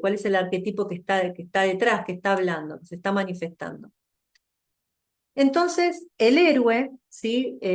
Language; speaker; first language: Spanish; native; Spanish